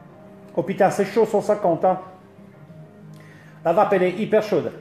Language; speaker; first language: French; early bilingual, other home language; Italian